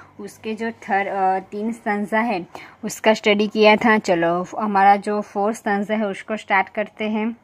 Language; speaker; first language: Hindi; non-native, local second language; Gujarati